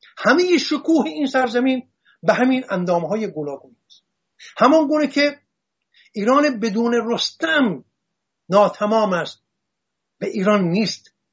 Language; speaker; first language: Persian; non-native, local second language; Assyrian Neo-Aramaic